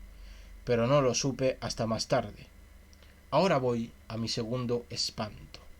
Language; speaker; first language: Spanish; native; Spanish